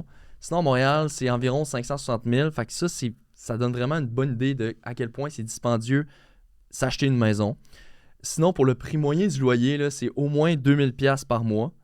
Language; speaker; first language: French; native; French